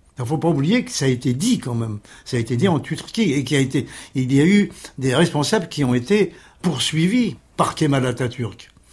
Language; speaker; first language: French; early bilingual, other home language; Armenian